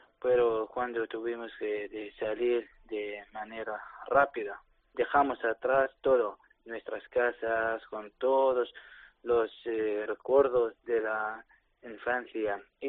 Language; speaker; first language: Spanish; non-native, learner; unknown